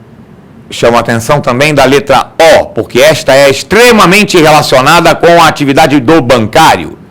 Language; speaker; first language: Portuguese; native; Portuguese